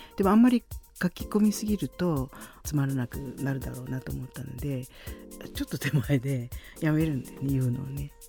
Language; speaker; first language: Japanese; native; Japanese